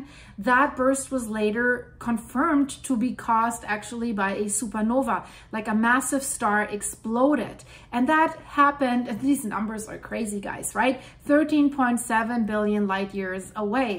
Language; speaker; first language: English; non-native, fluent; German